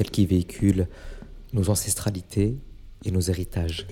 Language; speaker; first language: French; native; French